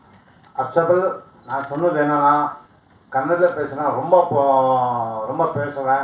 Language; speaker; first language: Tamil; non-native, learner; Kannada